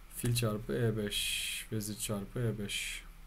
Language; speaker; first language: Turkish; native; Turkish